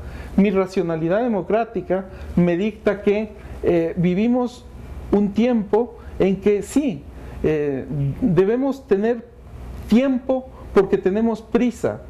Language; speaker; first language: Spanish; native; Spanish